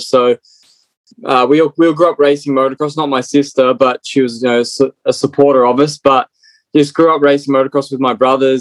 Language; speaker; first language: English; native; English